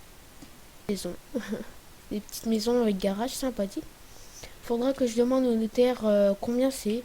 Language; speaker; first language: French; native; French